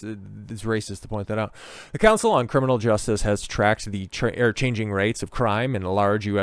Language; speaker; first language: English; native; English